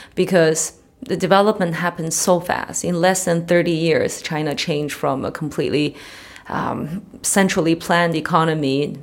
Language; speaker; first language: English; early bilingual, other home language; Chinese